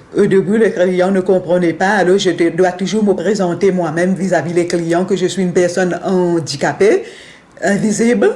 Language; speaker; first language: French; non-native, local second language; Morisyen